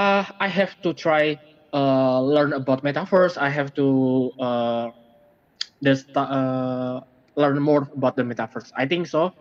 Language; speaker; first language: English; non-native, learner; Indonesian